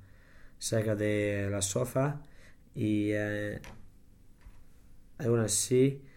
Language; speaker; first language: Spanish; non-native, learner; English